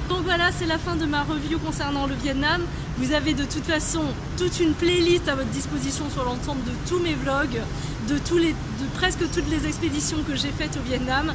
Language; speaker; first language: French; native; French